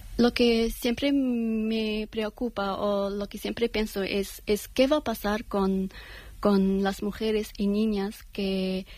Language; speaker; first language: Spanish; non-native, fluent; Persian